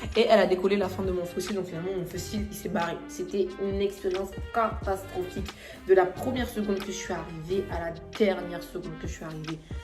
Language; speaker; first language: French; native; French